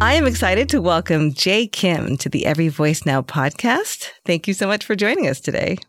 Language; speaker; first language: English; native; English